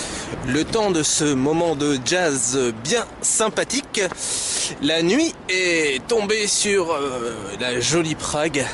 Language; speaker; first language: French; native; French